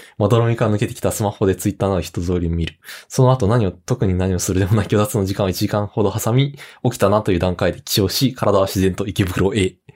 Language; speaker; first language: Japanese; early bilingual, other home language; Korean